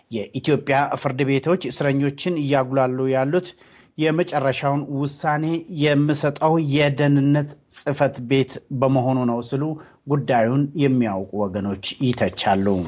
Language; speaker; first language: Amharic; non-native, local second language; Oromo